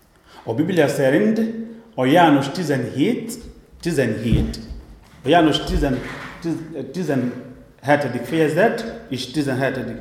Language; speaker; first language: Hungarian; non-native, fluent; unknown